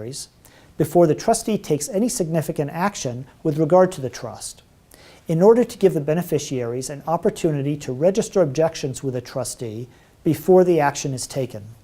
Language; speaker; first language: English; native; English